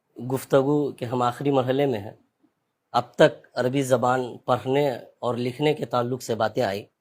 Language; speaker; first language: Urdu; native; Urdu